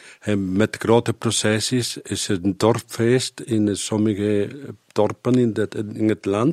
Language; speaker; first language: Dutch; non-native, learner; Spanish